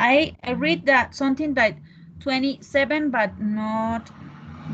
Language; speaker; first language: English; non-native, learner; Spanish